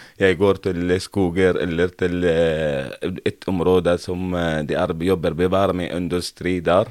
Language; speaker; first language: Norwegian; non-native, learner; Arabic